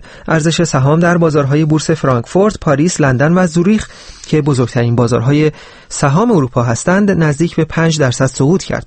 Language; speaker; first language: Persian; native; Persian